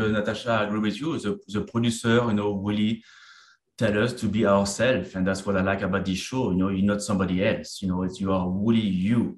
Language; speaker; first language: English; non-native, fluent; French